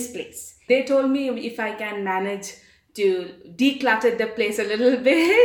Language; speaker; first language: English; non-native, local second language; Bangla